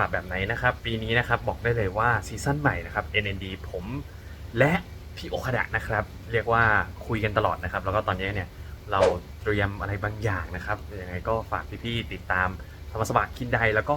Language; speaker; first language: Thai; native; Thai